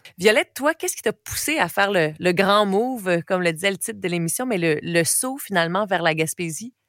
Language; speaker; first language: French; native; French